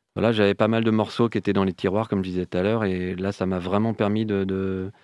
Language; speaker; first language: French; native; French